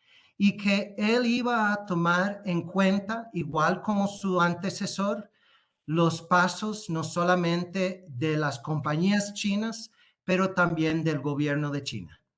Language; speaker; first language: Spanish; non-native, fluent; English